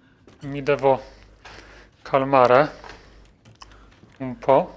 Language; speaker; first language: Italian; non-native, fluent; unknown